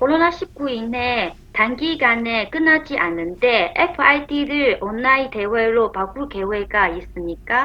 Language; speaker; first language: Korean; non-native, fluent; Chinese